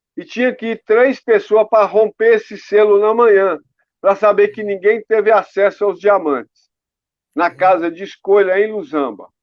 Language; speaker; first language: Portuguese; native; Portuguese